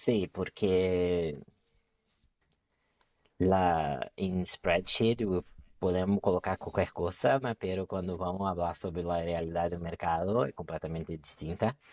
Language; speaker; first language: Spanish; non-native, local second language; Portuguese